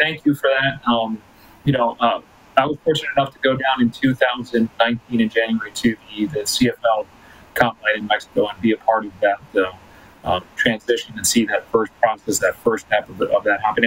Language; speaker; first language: English; early bilingual, other home language; Spanish